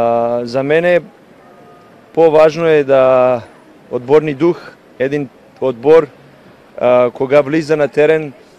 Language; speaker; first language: Bulgarian; non-native, learner; Serbian